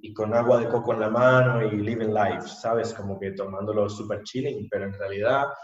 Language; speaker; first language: Spanish; native; Spanish